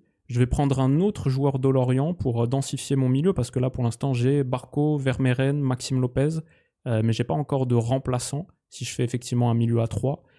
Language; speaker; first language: French; native; French